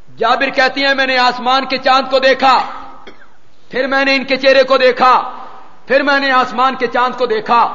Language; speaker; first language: Urdu; non-native, local second language; Punjabi